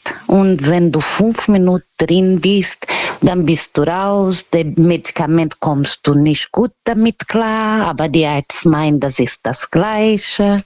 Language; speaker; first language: German; non-native, learner; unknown